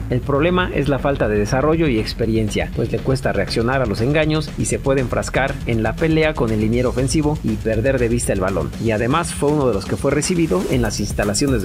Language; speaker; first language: Spanish; native; Spanish